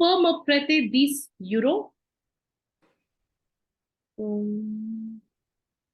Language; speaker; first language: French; non-native, fluent; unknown